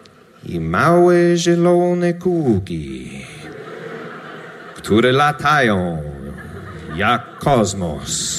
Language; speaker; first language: Polish; non-native, learner; English